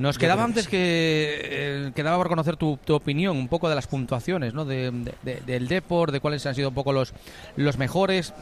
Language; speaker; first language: Spanish; native; Spanish